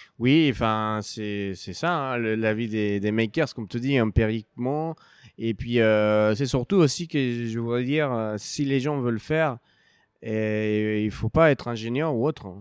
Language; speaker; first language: French; non-native, fluent; Spanish